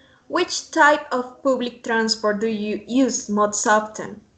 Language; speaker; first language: English; non-native, fluent; Spanish